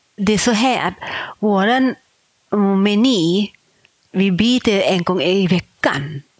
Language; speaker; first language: Swedish; non-native, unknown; Thai